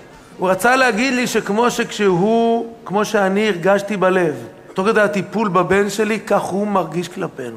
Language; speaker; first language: Hebrew; native; Hebrew